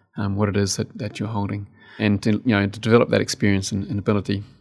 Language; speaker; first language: English; native; English